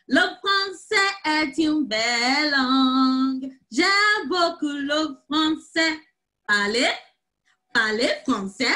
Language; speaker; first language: French; non-native, fluent; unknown